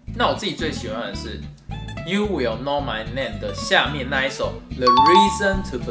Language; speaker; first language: Chinese; native; Chinese